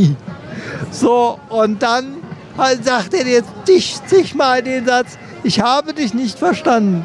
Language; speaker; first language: German; native; German